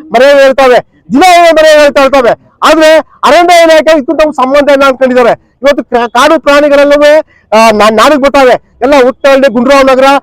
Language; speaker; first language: Kannada; native; Kannada